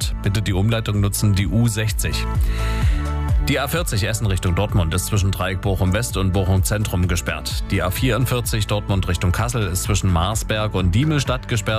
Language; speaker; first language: German; native; German